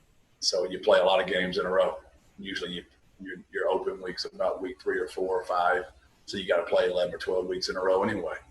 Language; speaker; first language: English; native; English